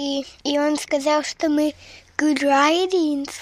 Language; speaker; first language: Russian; early bilingual, heritage; Russian